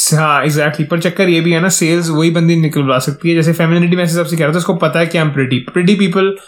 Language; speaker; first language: Hindi; native; Hindi